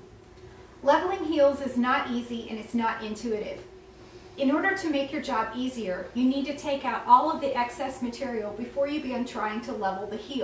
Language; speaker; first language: English; native; English